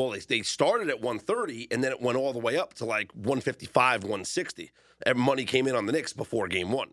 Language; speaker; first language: English; native; English